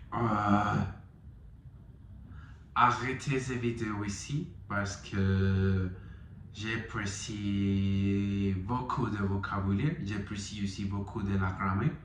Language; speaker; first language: French; non-native, learner; Spanish